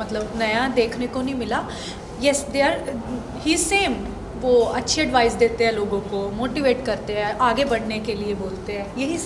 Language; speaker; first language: Hindi; non-native, local second language; Punjabi